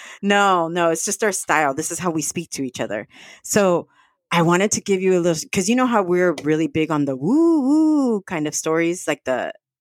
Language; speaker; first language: English; early bilingual, other home language; Spanish